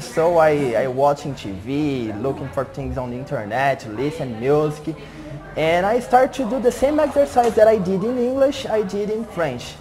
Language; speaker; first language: English; non-native, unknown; Portuguese